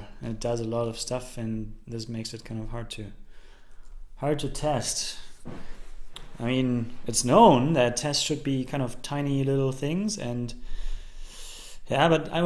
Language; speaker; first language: English; non-native, fluent; German